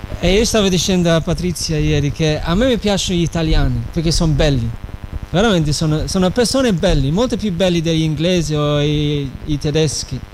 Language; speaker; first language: Italian; non-native, fluent; English